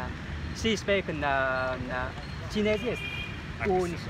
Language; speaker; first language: German; non-native, learner; Vietnamese